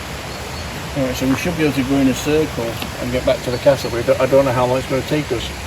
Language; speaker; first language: English; native; English